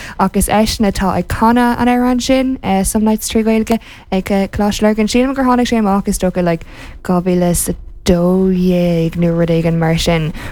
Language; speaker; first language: Irish; non-native, local second language; English